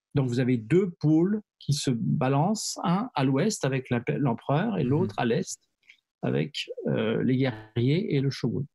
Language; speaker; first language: French; native; French